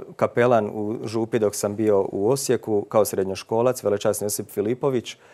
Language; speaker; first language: Croatian; native; Croatian